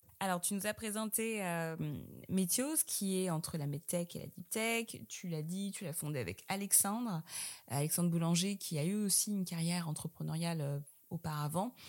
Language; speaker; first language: French; native; French